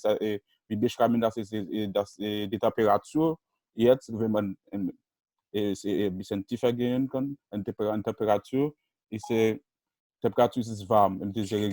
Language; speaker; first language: German; non-native, learner; Haitian Creole